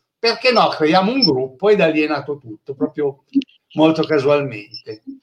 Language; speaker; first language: Italian; native; Italian